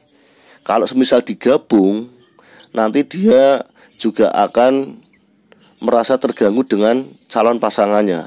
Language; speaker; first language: Indonesian; native; Indonesian